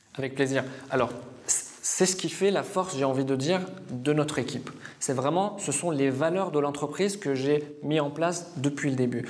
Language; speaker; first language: French; non-native, fluent; Arabic